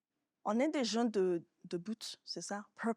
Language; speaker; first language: French; non-native, fluent; Yoruba